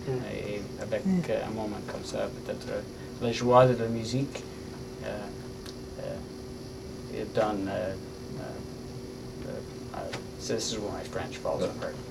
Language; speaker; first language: French; non-native, learner; English